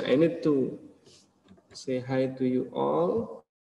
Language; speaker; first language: English; non-native, learner; Indonesian